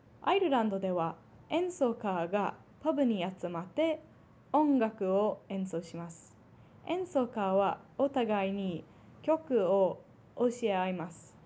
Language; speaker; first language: Japanese; non-native, fluent; English